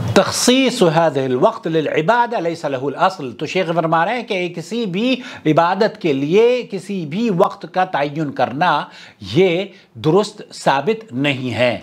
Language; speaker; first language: Urdu; native; Urdu